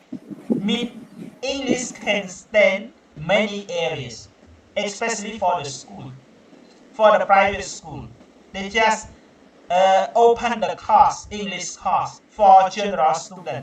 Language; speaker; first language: English; non-native, learner; Khmer